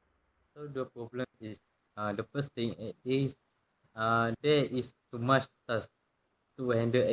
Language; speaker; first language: English; non-native, local second language; Malay